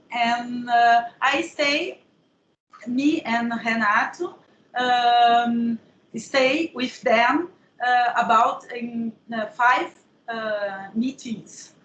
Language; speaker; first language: English; non-native, learner; Portuguese